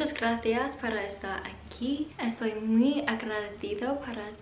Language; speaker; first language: Spanish; non-native, learner; English